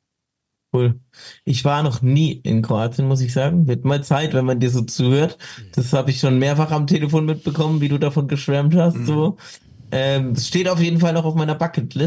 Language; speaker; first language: German; native; German